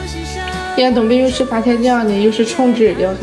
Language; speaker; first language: Chinese; native; Chinese